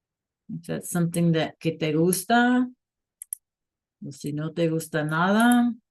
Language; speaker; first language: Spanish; non-native, fluent; English